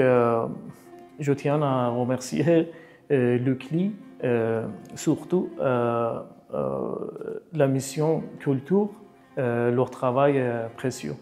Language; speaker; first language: French; non-native, learner; Persian